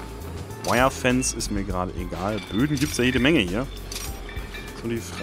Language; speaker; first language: German; native; German